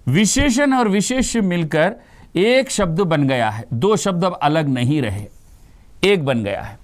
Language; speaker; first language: Hindi; non-native, local second language; Telugu